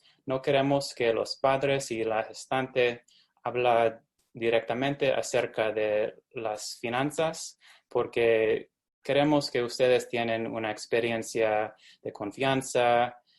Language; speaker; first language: Spanish; non-native, fluent; English